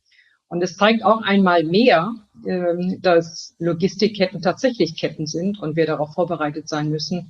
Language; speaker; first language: German; native; German